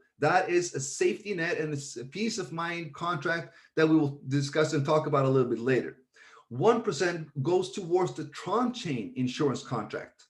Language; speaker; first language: English; non-native, fluent; Swedish